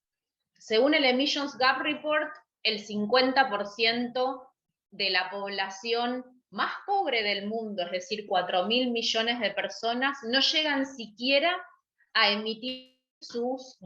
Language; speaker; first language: Spanish; native; Spanish